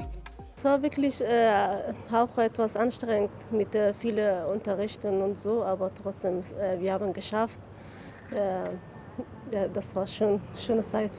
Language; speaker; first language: German; non-native, learner; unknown